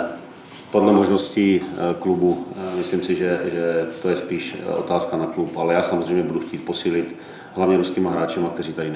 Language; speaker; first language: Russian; non-native, learner; Czech